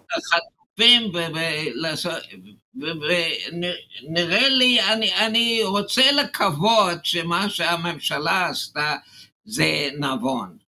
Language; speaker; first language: Hebrew; non-native, fluent; English